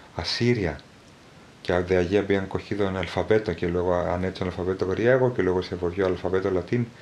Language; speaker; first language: Spanish; non-native, fluent; Greek